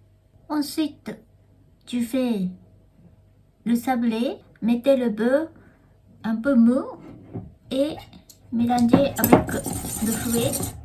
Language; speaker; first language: French; non-native, learner; Japanese